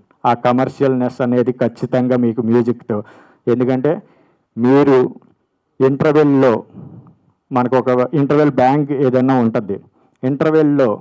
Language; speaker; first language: Telugu; native; Telugu